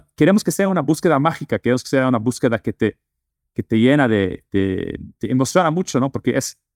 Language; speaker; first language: Spanish; non-native, fluent; Dutch